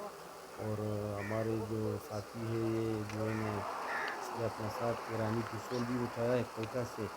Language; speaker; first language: Hindi; non-native, local second language; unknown